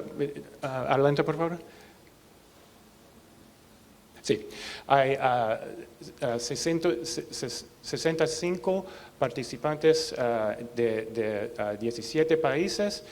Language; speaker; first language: Spanish; non-native, learner; English